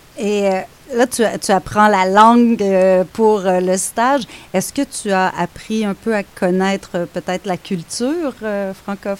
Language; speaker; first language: French; native; French